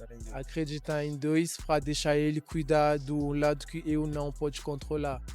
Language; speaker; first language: Portuguese; non-native, learner; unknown